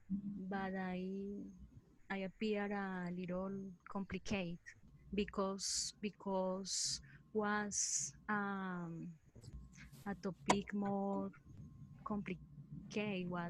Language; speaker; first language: English; non-native, learner; Spanish